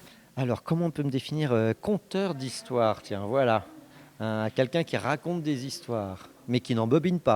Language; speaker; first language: French; native; French